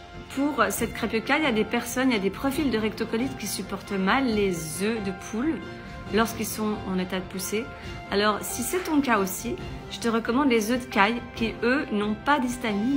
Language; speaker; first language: French; native; French